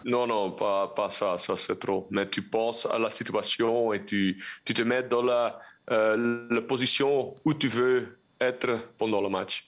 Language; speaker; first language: French; non-native, local second language; Dutch